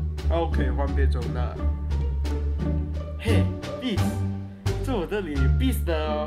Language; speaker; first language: Chinese; early bilingual, heritage; Chinese